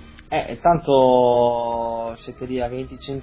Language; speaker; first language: Italian; native; Italian